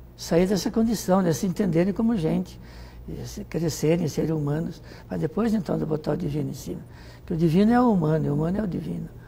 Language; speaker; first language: Portuguese; native; Portuguese